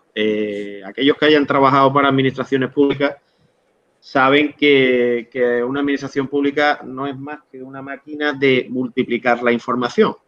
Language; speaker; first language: Spanish; native; Spanish